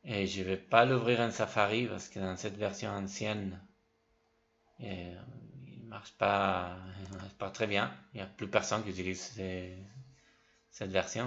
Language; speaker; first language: French; non-native, fluent; Spanish